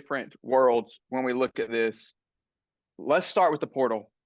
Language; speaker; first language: English; native; English